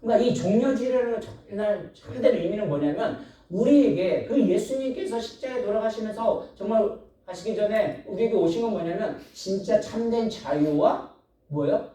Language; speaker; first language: Korean; native; Korean